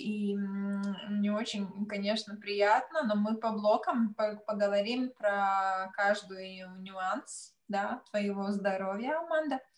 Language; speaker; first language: Russian; non-native, local second language; Latvian